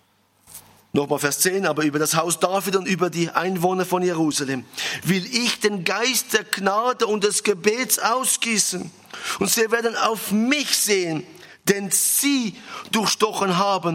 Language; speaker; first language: German; non-native, fluent; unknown